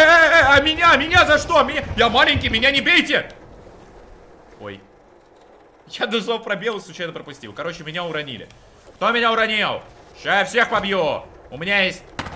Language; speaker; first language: Russian; native; Russian